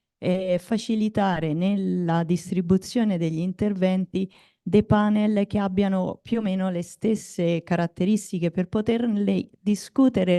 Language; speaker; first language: Italian; native; Italian